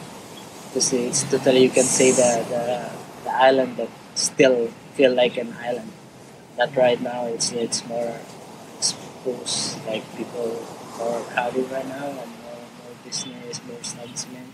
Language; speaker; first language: English; non-native, local second language; Surigaonon